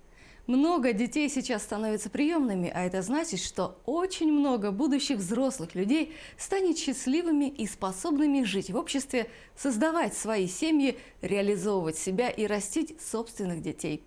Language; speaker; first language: Russian; native; Russian